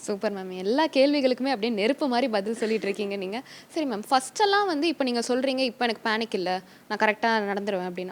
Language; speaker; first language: Tamil; native; Tamil